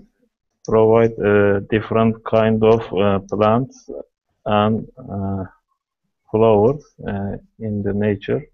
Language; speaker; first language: English; non-native, learner; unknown